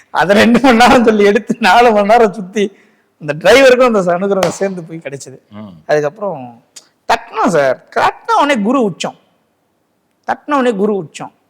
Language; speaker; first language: Tamil; native; Tamil